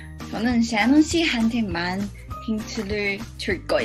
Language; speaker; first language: Korean; non-native, learner; English